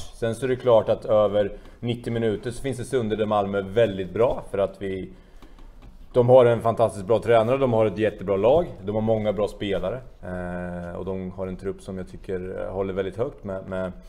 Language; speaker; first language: Swedish; native; Swedish